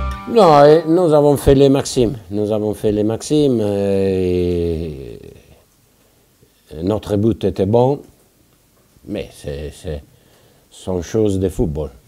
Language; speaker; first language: French; non-native, fluent; Italian